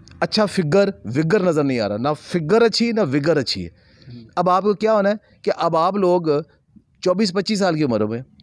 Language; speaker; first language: Urdu; non-native, local second language; Punjabi